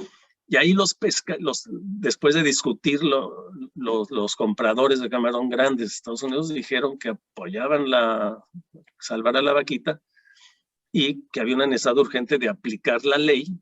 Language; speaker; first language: Spanish; native; Spanish